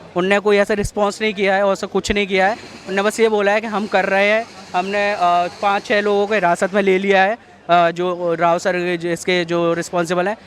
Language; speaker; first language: Hindi; native; Hindi